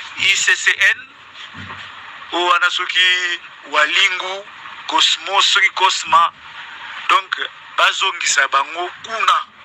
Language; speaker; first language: Lingala; non-native, local second language; Kongo